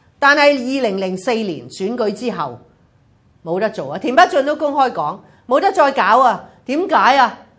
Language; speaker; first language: Cantonese; native; Cantonese